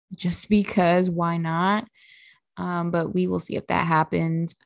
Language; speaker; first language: English; native; English